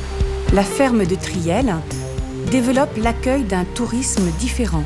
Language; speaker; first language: French; native; French